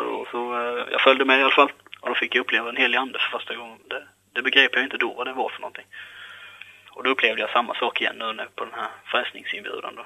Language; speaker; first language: Swedish; native; Swedish